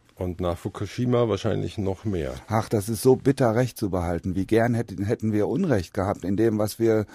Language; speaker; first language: German; native; German